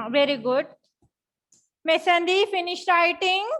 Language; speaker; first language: English; non-native, fluent; Sinhala